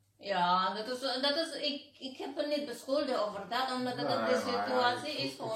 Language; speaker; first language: Dutch; non-native, learner; Indonesian